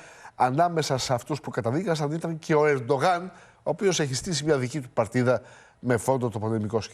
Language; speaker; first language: Greek; native; Greek